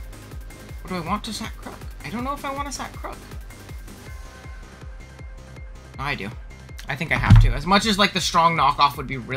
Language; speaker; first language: English; native; English